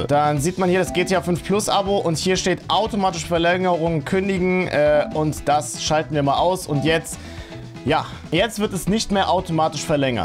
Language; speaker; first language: German; native; German